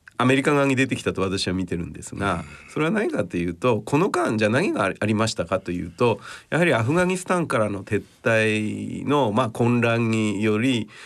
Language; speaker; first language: Japanese; native; Japanese